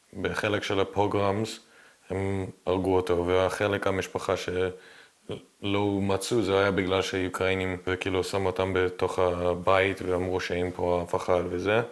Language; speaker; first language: Hebrew; early bilingual, heritage; English